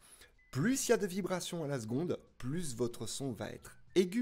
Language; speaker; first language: French; native; French